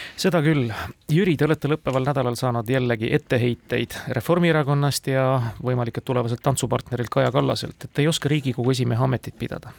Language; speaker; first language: Estonian; native; Estonian